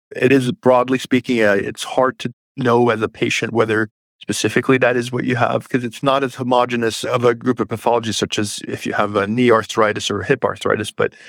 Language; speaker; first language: English; early bilingual, other home language; Persian